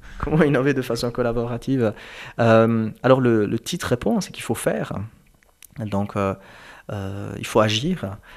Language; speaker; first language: French; early bilingual, other home language; Turkish